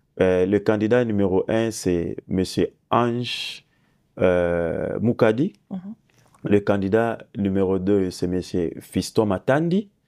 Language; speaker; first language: French; non-native, local second language; Lingala